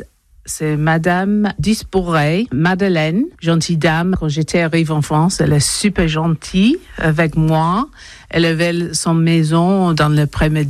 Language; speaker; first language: French; non-native, learner; English